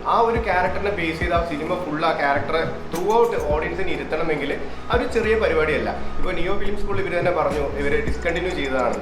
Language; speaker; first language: Malayalam; non-native, local second language; Tamil